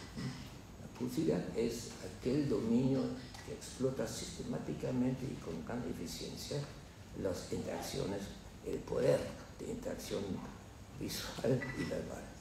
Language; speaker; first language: Spanish; non-native, fluent; German